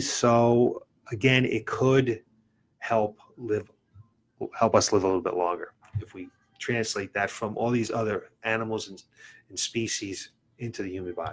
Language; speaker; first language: English; native; English